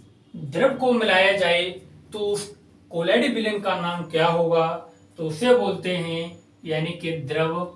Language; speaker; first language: Hindi; native; Hindi